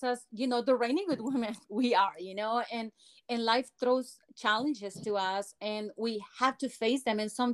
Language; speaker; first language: English; non-native, fluent; Spanish